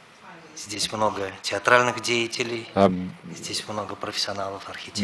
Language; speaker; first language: Russian; native; Russian